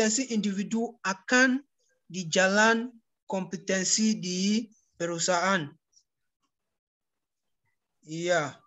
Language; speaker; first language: Indonesian; non-native, learner; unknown